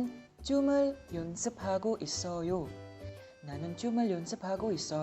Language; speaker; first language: Korean; non-native, fluent; Indonesian